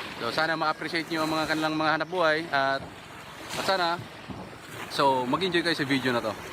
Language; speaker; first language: Filipino; non-native, local second language; Cebuano